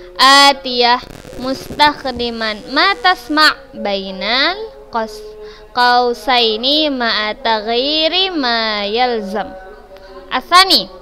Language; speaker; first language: Arabic; non-native, fluent; Indonesian